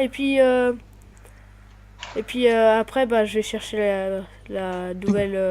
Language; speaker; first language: French; native; French